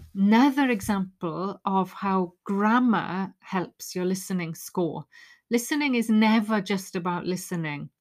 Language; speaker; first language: English; native; English